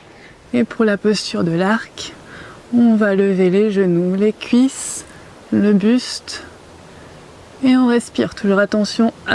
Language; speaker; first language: French; native; French